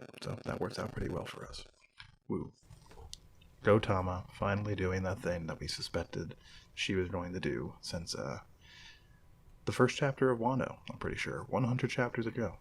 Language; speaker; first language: English; native; English